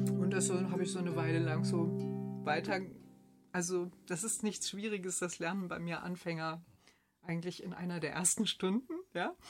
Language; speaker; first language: German; native; German